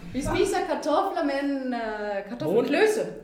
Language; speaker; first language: Danish; non-native, fluent; German